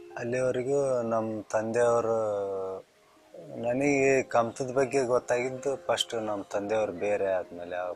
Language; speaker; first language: Kannada; native; Kannada